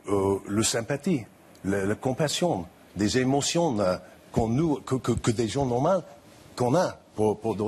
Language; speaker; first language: French; non-native, fluent; English